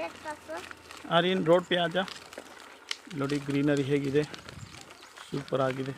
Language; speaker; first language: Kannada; non-native, local second language; Urdu